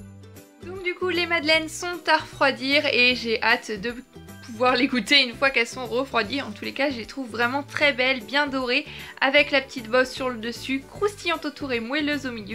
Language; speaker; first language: French; native; French